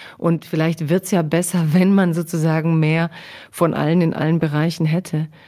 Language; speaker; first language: German; early bilingual, other home language; Croatian